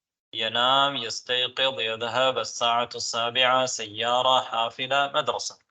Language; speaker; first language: Arabic; non-native, fluent; Tamil